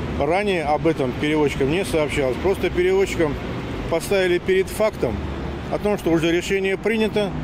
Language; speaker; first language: Russian; native; Russian